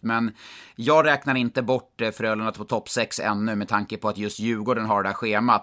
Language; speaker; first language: Swedish; native; Swedish